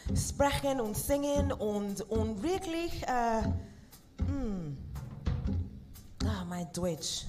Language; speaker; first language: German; non-native, learner; English